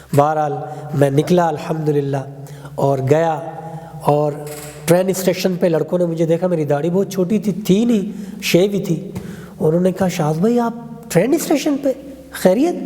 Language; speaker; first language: Urdu; non-native, local second language; Pashto